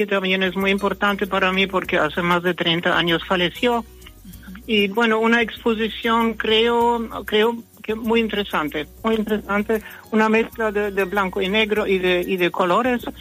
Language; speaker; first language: Spanish; non-native, fluent; German